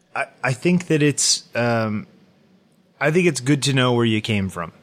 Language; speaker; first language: English; early bilingual, other home language; Ukrainian